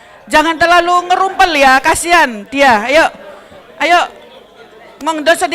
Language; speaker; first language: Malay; non-native, local second language; Javanese